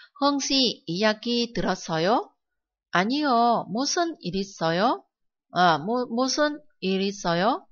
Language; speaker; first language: Korean; non-native, fluent; Vietnamese